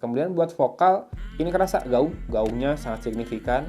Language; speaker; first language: Indonesian; native; Indonesian